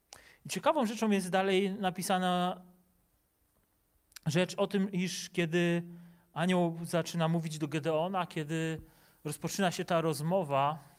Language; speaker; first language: Polish; native; Polish